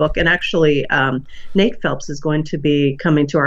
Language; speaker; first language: English; native; English